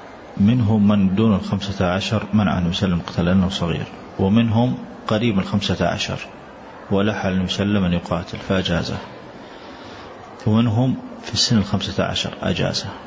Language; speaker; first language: Arabic; native; Arabic